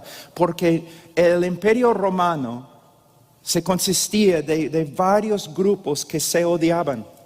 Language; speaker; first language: Spanish; non-native, fluent; English